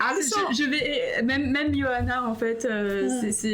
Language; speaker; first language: French; native; French